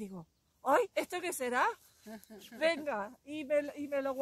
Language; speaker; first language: Spanish; native; Spanish